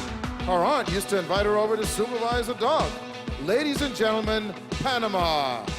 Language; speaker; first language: English; native; English